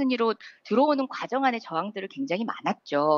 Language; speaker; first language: Korean; native; Korean